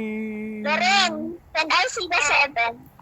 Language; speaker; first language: English; non-native, local second language; Filipino